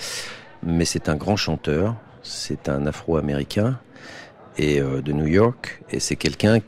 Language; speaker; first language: French; native; French